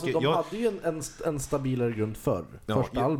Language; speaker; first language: Swedish; native; Swedish